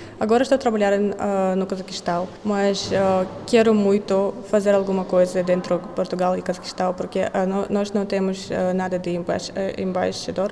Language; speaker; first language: Portuguese; non-native, learner; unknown